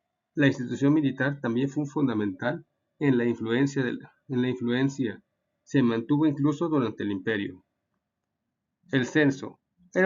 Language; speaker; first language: Spanish; native; Spanish